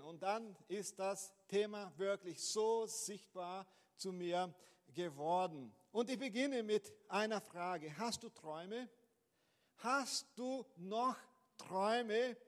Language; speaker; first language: German; non-native, fluent; Portuguese